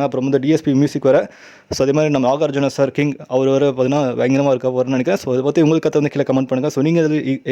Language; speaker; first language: Tamil; native; Tamil